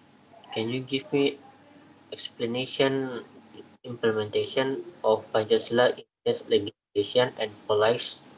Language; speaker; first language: English; non-native, learner; Indonesian